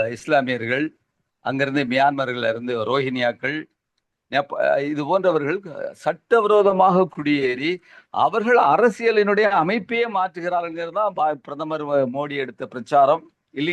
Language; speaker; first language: Tamil; native; Tamil